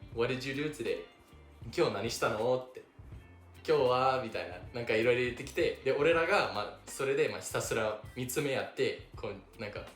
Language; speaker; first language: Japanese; non-native, fluent; English